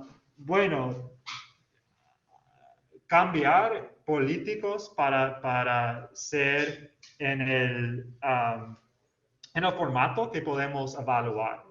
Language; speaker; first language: Spanish; non-native, fluent; English